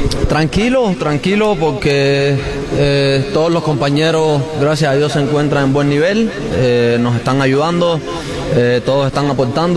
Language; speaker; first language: Spanish; native; Spanish